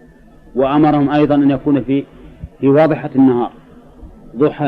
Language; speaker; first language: Arabic; native; Arabic